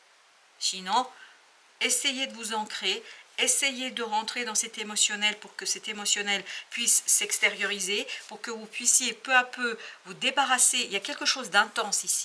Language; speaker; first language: French; native; French